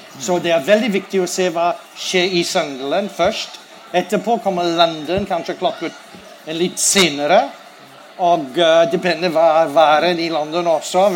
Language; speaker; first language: Norwegian; non-native, learner; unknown